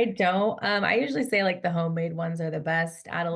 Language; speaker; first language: English; native; English